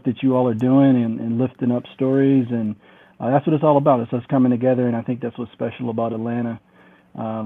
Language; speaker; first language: English; native; English